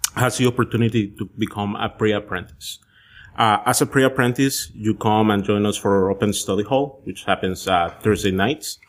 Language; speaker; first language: English; early bilingual, other home language; Spanish